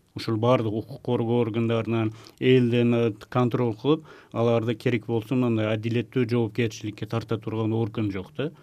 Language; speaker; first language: Kyrgyz; non-native, local second language; Uzbek